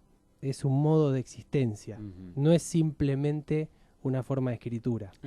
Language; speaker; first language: Spanish; native; Spanish